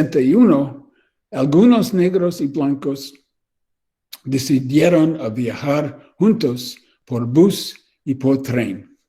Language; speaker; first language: Spanish; non-native, learner; English